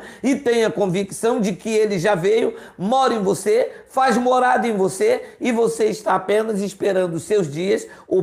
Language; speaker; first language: Portuguese; native; Portuguese